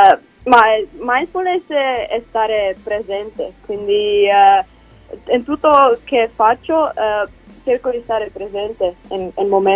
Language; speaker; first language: Italian; non-native, learner; Slovenian